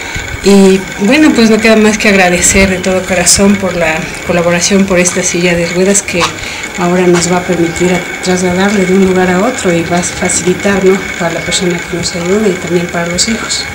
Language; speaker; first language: Spanish; native; Spanish